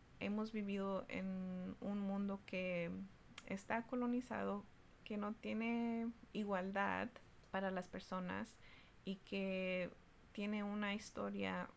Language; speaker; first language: Spanish; early bilingual, heritage; Spanish